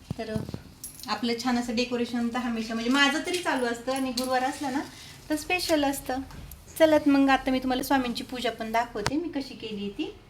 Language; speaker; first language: Marathi; native; Marathi